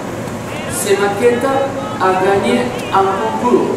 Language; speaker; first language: French; non-native, fluent; Spanish